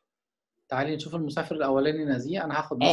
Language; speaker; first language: Arabic; native; Arabic